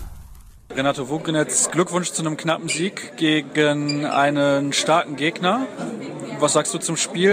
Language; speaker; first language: German; native; German